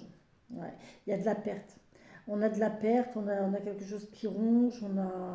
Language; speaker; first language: French; native; French